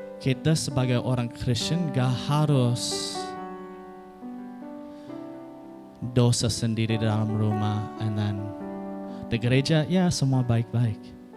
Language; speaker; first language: Indonesian; non-native, fluent; English